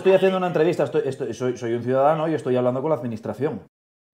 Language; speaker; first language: Spanish; native; Spanish